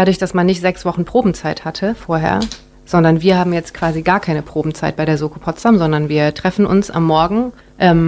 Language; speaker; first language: German; native; German